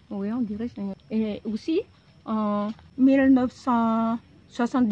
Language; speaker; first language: French; non-native, local second language; Javanese